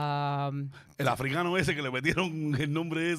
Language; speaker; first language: Spanish; early bilingual, other home language; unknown